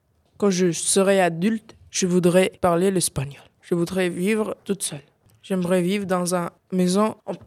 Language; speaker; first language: French; non-native, learner; English